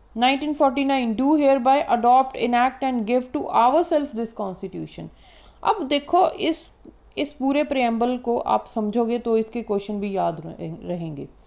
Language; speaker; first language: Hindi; non-native, local second language; Punjabi